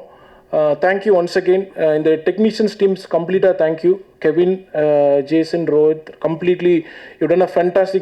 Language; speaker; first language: Tamil; native; Tamil